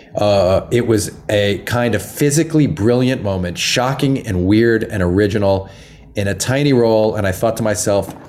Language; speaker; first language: English; native; English